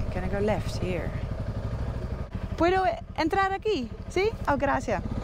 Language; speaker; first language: Spanish; non-native, learner; Dutch